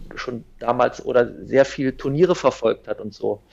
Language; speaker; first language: German; native; German